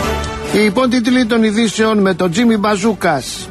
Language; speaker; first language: Greek; native; Greek